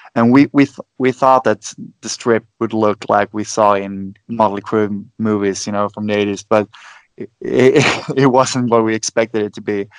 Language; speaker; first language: English; non-native, fluent; Swedish